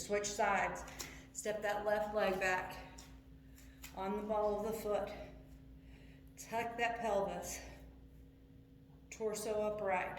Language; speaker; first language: English; native; English